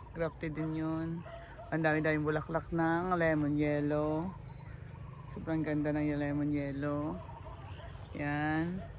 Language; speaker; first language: Filipino; native; Filipino